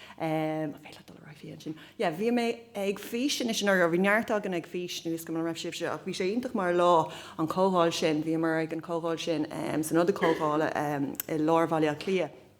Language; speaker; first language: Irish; non-native, local second language; English